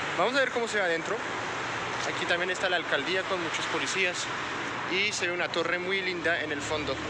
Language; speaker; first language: Spanish; non-native, fluent; French